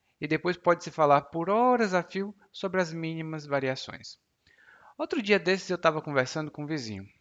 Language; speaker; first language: Portuguese; native; Portuguese